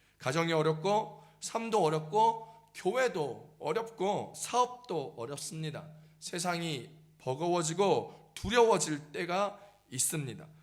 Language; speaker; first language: Korean; native; Korean